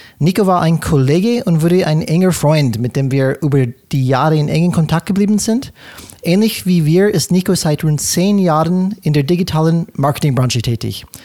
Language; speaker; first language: German; non-native, fluent; English